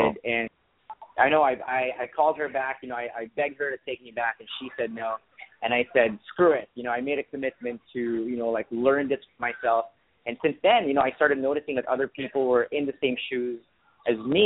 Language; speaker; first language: English; non-native, fluent; Arabic